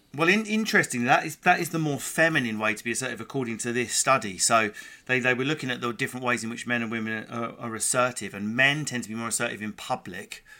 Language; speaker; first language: English; native; English